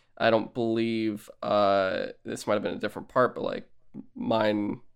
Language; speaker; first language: English; native; English